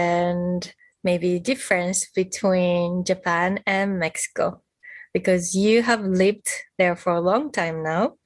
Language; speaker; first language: English; non-native, fluent; Japanese